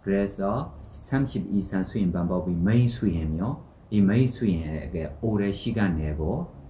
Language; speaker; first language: Korean; non-native, learner; Burmese